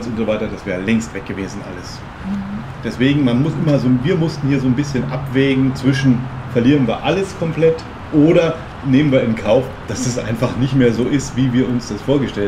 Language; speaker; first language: German; native; German